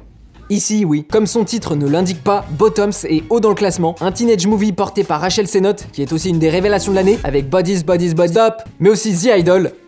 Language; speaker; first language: French; native; French